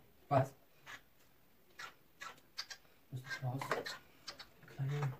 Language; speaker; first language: German; early bilingual, other home language; Turkish